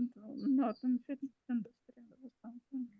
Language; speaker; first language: English; non-native, fluent; Russian